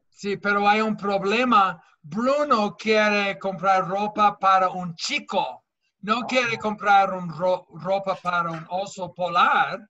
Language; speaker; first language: Spanish; non-native, fluent; English